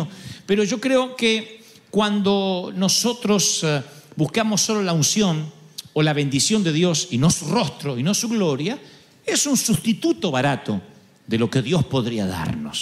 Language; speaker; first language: Spanish; native; Spanish